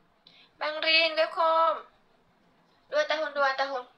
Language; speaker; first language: Indonesian; non-native, learner; Vietnamese